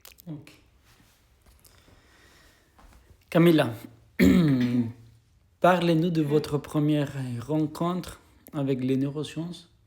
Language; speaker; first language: French; non-native, fluent; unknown